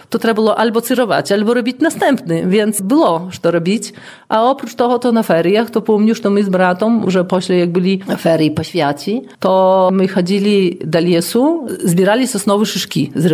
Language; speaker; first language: Polish; non-native, local second language; Belarusian